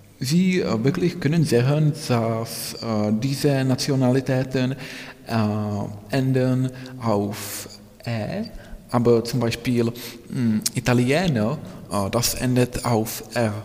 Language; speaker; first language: German; non-native, fluent; Czech